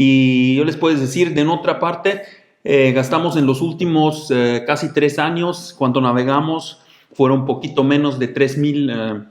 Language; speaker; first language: Spanish; non-native, fluent; German